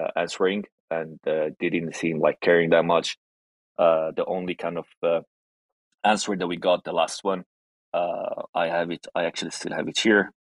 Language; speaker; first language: English; non-native, fluent; Italian